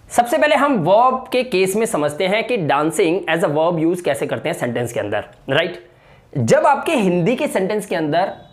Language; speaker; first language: Hindi; native; Hindi